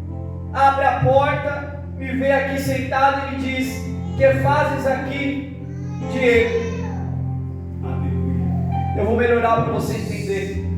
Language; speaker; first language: Portuguese; native; Portuguese